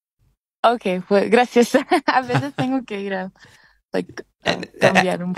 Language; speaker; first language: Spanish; early bilingual, heritage; Spanish